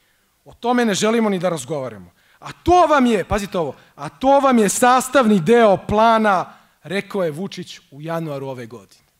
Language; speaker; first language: Croatian; native; Croatian